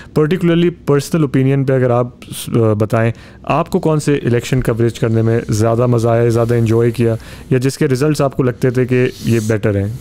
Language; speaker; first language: Urdu; native; Urdu